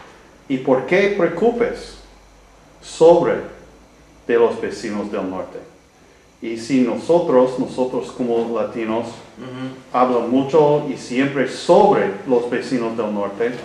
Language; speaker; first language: Spanish; non-native, learner; English